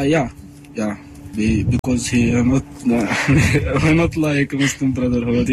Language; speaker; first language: English; non-native, learner; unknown